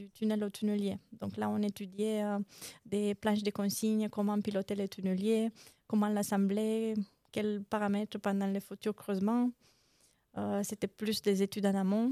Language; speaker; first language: French; non-native, fluent; Romanian